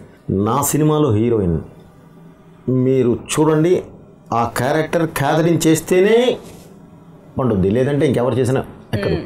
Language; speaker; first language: Telugu; native; Telugu